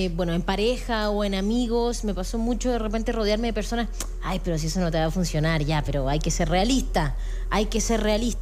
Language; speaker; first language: Spanish; native; Spanish